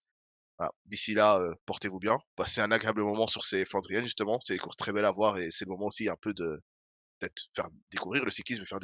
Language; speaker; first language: French; native; French